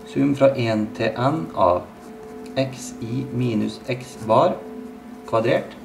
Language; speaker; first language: Norwegian; native; Norwegian